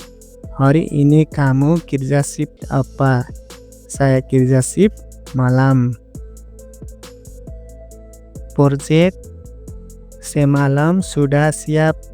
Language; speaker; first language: Indonesian; non-native, learner; Nepali